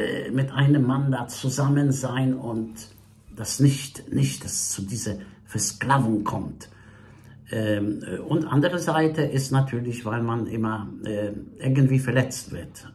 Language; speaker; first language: German; non-native, fluent; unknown